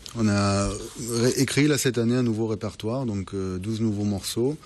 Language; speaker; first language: French; non-native, fluent; German